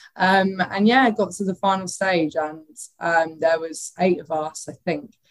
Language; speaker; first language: English; native; English